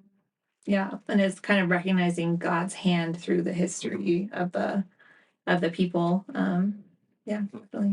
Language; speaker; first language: English; native; English